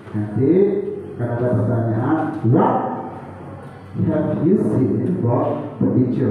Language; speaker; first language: English; non-native, local second language; Indonesian